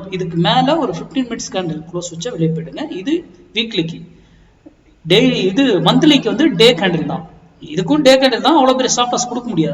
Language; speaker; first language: Tamil; native; Tamil